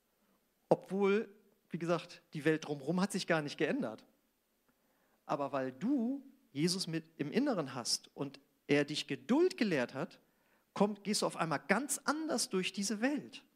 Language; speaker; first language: German; native; German